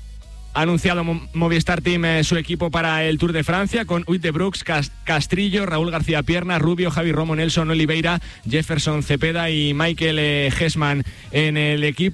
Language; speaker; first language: Spanish; native; Spanish